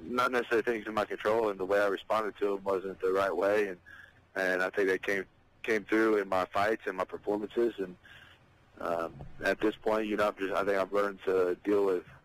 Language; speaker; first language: English; native; English